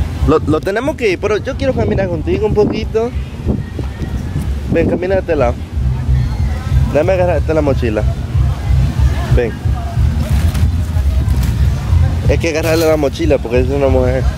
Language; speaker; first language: Spanish; early bilingual, heritage; English